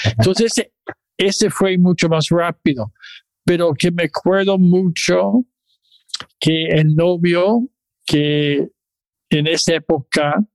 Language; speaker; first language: Spanish; non-native, fluent; English